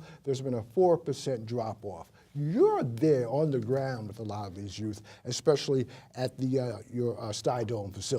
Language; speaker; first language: English; native; English